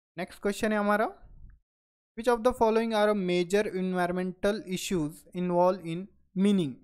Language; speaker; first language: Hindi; non-native, local second language; Marathi